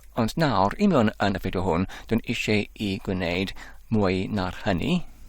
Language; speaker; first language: Welsh; non-native, learner; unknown